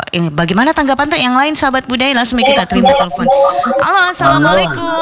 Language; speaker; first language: Indonesian; native; Indonesian